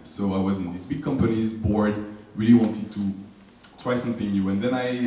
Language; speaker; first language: English; non-native, fluent; French